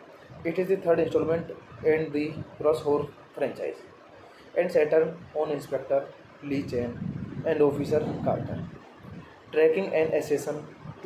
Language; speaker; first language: English; non-native, learner; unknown